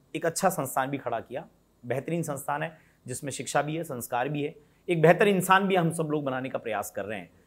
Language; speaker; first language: Hindi; native; Hindi